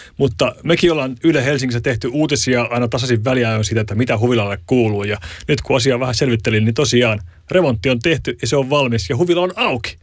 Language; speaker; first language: Finnish; native; Finnish